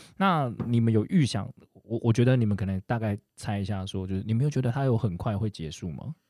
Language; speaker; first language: Chinese; native; Chinese